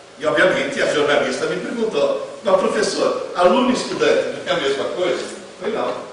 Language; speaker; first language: Portuguese; non-native, fluent; Italian